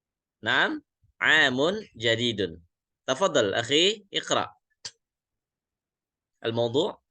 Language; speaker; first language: Arabic; non-native, fluent; Indonesian